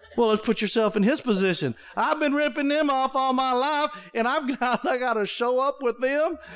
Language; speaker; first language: English; native; English